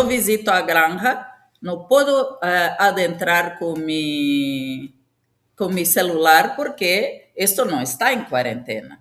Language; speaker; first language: Spanish; non-native, fluent; Portuguese